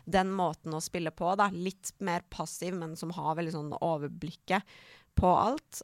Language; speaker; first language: Norwegian; early bilingual, other home language; Persian